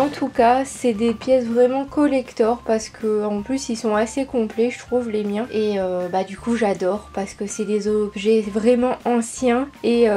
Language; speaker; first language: French; native; French